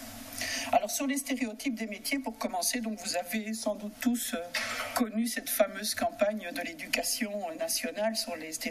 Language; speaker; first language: French; native; French